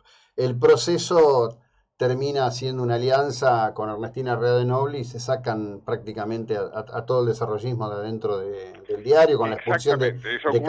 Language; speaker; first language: Spanish; native; Spanish